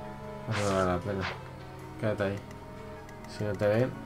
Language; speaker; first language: Spanish; native; Spanish